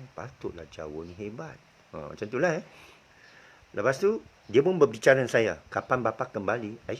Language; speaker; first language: Malay; native; Malay